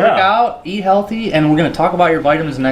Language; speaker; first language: English; native; English